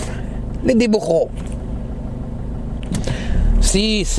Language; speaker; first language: Spanish; non-native, learner; French